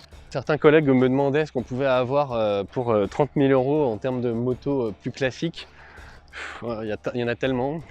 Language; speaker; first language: French; native; French